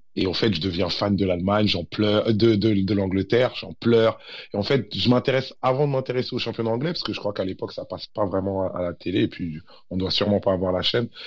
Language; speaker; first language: French; early bilingual, other home language; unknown